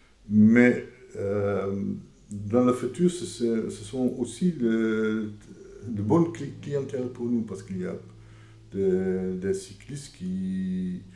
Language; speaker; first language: French; non-native, fluent; Dutch